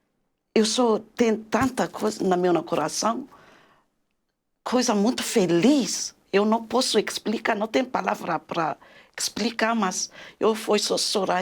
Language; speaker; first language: Portuguese; non-native, learner; Malagasy